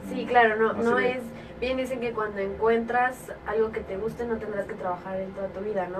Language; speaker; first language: Spanish; native; Spanish